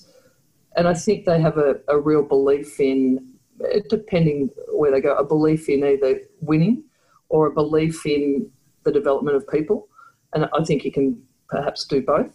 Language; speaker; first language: English; native; English